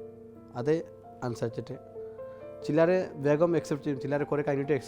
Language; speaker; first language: Malayalam; non-native, local second language; Assamese